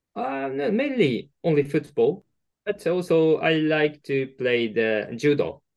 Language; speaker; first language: English; non-native, learner; Japanese